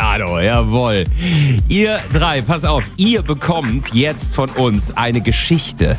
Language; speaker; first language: German; native; German